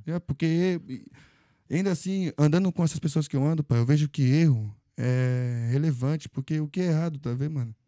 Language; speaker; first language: Portuguese; native; Portuguese